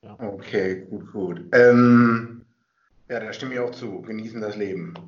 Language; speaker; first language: German; native; German